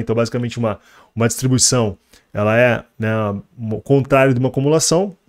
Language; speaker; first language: Portuguese; native; Portuguese